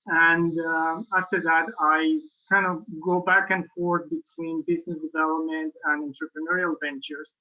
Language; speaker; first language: English; non-native, fluent; Spanish